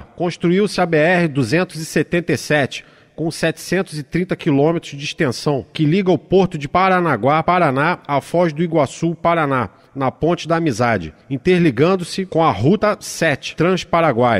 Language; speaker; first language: Portuguese; native; Portuguese